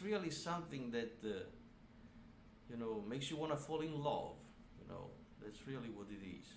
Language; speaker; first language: English; non-native, fluent; Italian